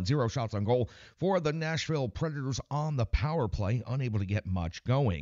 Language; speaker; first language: English; native; English